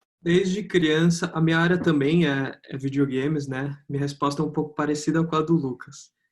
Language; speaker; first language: Portuguese; native; Portuguese